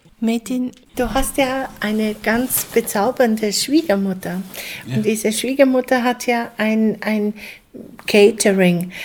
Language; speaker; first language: German; native; German